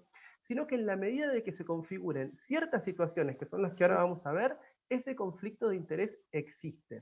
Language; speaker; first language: Spanish; native; Spanish